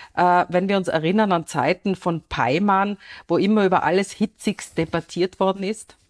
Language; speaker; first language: German; native; German